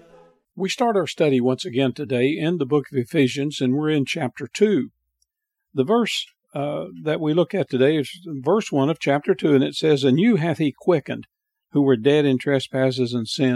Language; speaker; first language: English; native; English